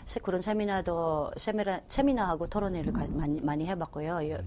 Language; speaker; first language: Korean; non-native, fluent; Filipino